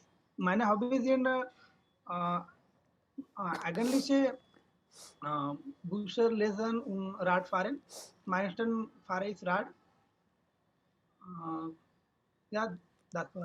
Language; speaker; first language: German; non-native, learner; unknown